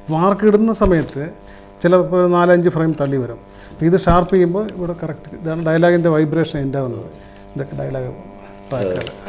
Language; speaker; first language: Malayalam; native; Malayalam